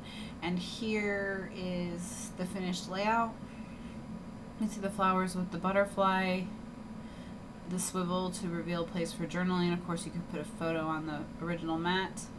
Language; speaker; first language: English; native; English